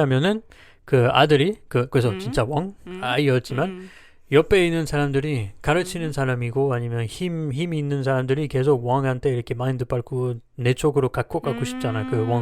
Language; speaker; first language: Korean; non-native, learner; French